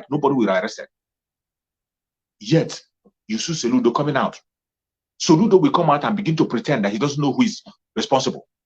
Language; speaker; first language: English; non-native, local second language; Igbo